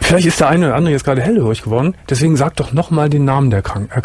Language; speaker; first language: German; native; German